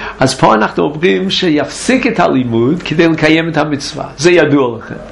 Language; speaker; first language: Hebrew; non-native, fluent; English